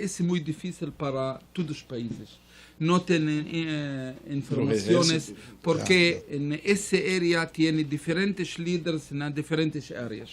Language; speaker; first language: Spanish; non-native, learner; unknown